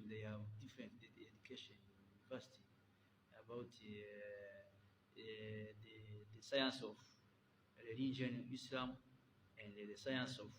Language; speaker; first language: English; non-native, learner; Kinyarwanda